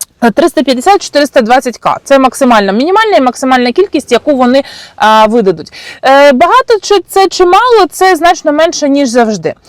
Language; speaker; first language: Ukrainian; non-native, local second language; Russian